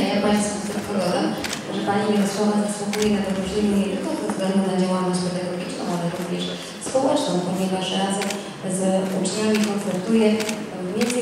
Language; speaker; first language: Polish; native; Polish